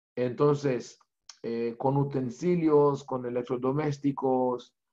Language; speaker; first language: Spanish; non-native, fluent; Hebrew